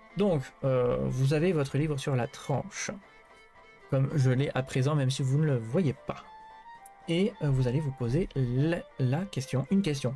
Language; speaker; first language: French; native; French